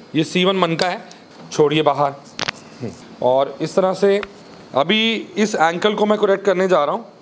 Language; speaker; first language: Hindi; native; Hindi